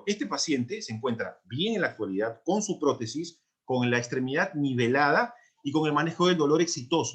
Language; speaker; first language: Spanish; native; Spanish